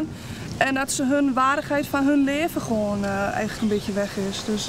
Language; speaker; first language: Dutch; native; Dutch